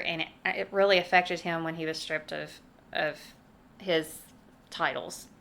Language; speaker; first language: English; native; English